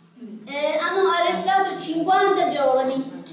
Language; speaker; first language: Italian; non-native, learner; Tibetan